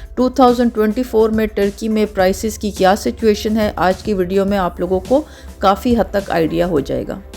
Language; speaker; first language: Urdu; native; Urdu